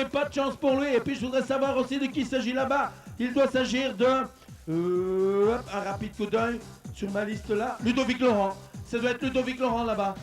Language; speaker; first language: French; native; French